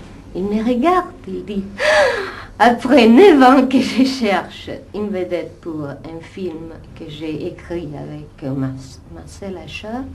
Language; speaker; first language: French; non-native, fluent; Italian